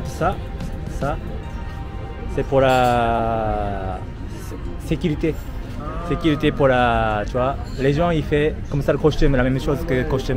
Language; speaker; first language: French; non-native, learner; Japanese